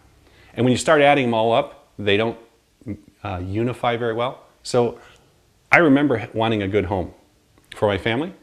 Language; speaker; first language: English; native; English